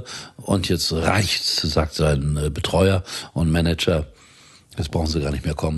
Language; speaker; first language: German; native; German